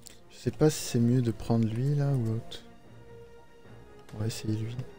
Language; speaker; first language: French; native; French